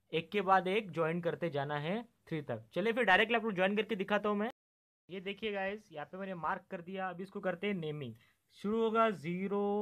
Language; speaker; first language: Hindi; non-native, local second language; Marathi